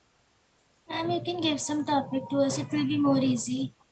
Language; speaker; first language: English; non-native, fluent; Hindi